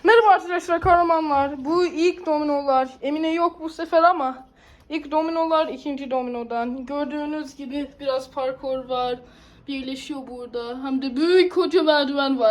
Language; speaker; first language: Turkish; early bilingual, heritage; Turkish